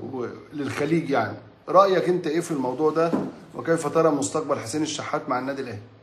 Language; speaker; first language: Arabic; native; Arabic